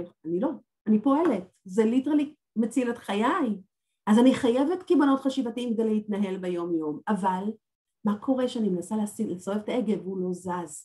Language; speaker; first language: Hebrew; native; Hebrew